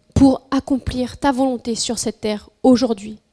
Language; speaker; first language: French; non-native, fluent; Spanish